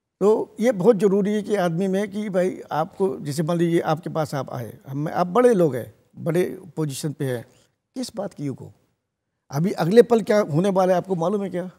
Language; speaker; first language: Hindi; native; Hindi